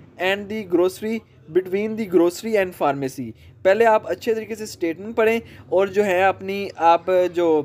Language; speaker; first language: Urdu; non-native, local second language; Punjabi